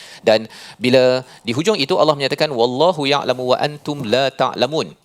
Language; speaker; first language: Malay; native; Malay